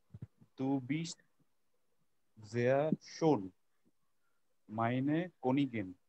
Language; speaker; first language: German; non-native, learner; Bangla